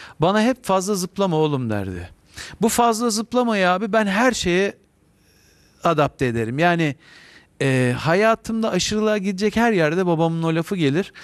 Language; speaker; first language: Turkish; native; Turkish